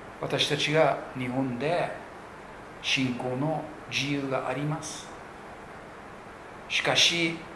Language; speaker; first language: Japanese; non-native, local second language; English